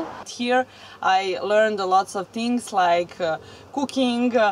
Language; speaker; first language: English; non-native, fluent; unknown